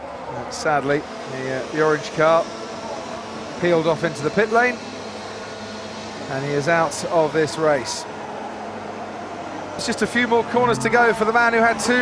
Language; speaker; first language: English; native; English